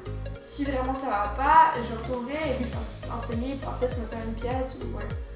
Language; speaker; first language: French; native; French